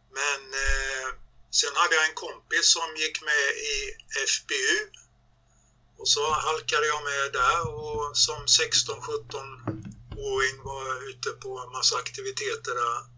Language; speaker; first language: Swedish; native; Swedish